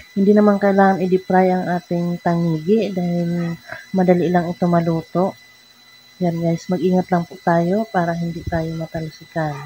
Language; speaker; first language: Filipino; non-native, local second language; Cebuano